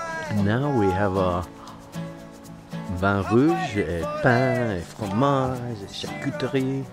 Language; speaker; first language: French; non-native, learner; English